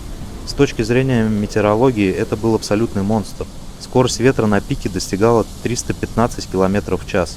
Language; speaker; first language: Russian; native; Russian